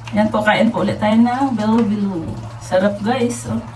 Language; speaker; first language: Filipino; native; Filipino